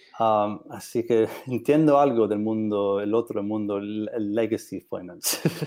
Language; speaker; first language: Spanish; non-native, learner; English